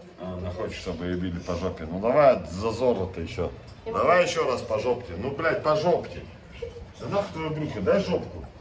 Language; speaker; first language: Russian; native; Russian